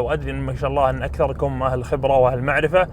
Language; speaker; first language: Arabic; native; Arabic